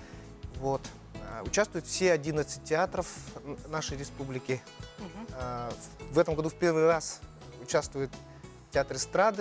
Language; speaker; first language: Russian; non-native, local second language; Yakut